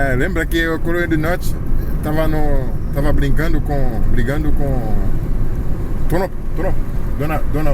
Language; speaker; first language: Portuguese; non-native, fluent; Haitian Creole